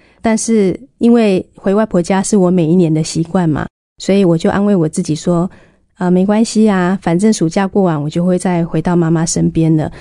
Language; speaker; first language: Chinese; native; Chinese